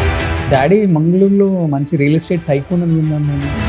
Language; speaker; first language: Telugu; native; Telugu